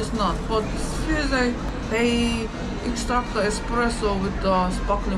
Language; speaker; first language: English; non-native, learner; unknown